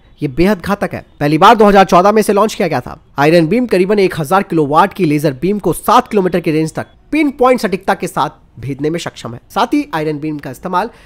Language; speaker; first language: Hindi; native; Hindi